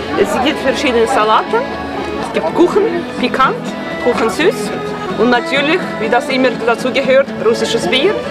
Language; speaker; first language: German; non-native, fluent; Russian